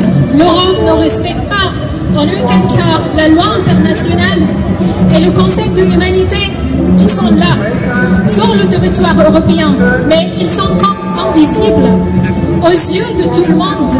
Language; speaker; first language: French; non-native, fluent; Arabic